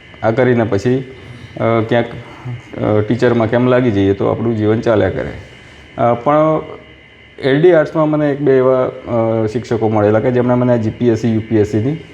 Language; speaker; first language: Gujarati; native; Gujarati